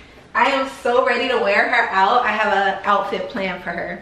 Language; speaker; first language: English; native; English